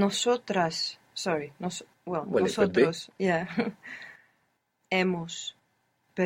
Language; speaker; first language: Spanish; non-native, learner; English